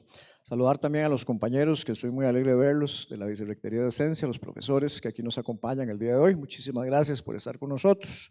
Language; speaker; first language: Spanish; native; Spanish